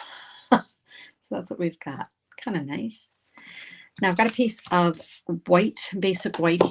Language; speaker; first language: English; native; English